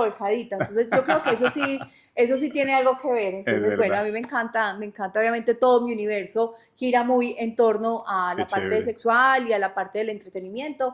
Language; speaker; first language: Spanish; native; Spanish